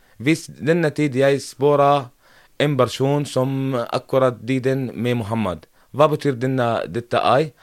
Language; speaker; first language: Norwegian; non-native, learner; Arabic